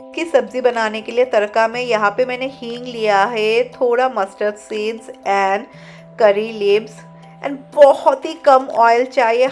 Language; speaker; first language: Hindi; non-native, local second language; Bangla